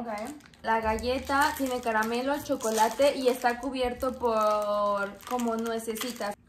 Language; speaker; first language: Spanish; native; Spanish